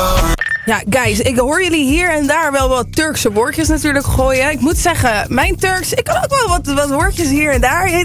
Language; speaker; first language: Dutch; native; Dutch